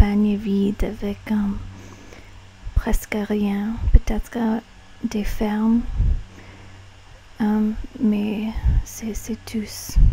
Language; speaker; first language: French; non-native, learner; English